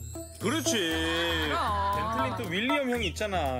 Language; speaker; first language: Korean; native; Korean